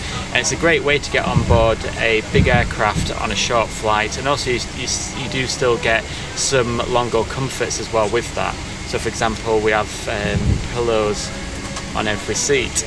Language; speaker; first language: English; native; English